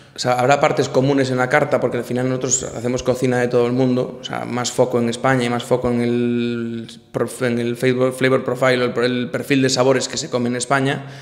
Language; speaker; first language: Spanish; native; Spanish